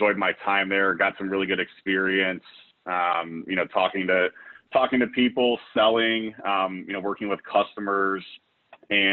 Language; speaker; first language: English; native; English